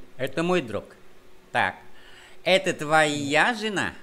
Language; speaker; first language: Russian; non-native, fluent; Vietnamese